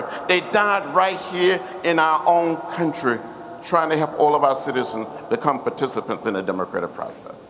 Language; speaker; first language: English; native; English